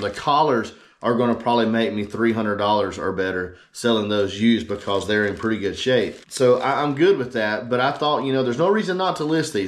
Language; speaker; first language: English; native; English